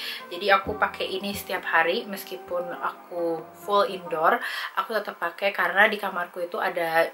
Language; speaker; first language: Indonesian; native; Indonesian